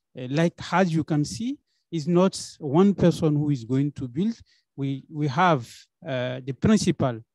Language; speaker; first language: English; non-native, learner; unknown